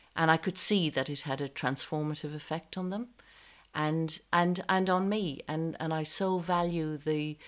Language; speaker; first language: English; native; English